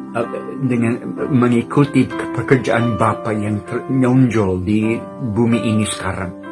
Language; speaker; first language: Indonesian; non-native, fluent; English